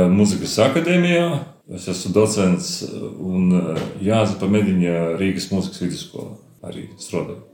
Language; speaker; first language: Latvian; native; Latvian